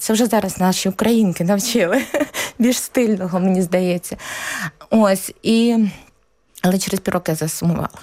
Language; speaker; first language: Ukrainian; native; Ukrainian